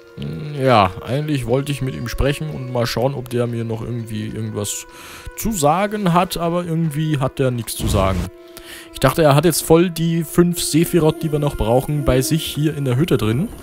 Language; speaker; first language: German; native; German